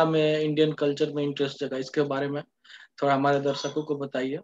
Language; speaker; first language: Hindi; native; Hindi